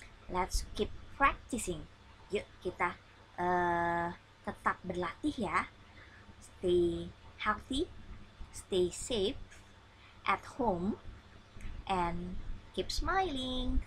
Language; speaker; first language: English; non-native, fluent; Indonesian